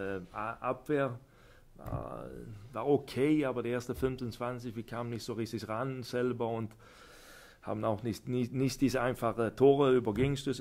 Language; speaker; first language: German; non-native, fluent; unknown